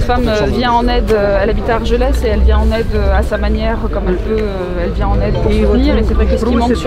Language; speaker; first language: French; native; French